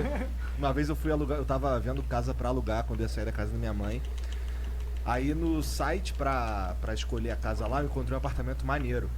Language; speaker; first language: Portuguese; native; Portuguese